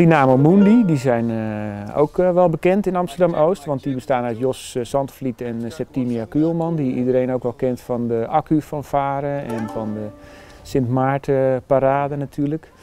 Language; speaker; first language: Dutch; native; Dutch